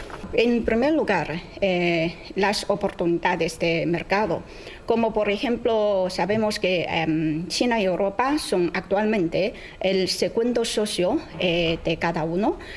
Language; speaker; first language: Spanish; non-native, fluent; Chinese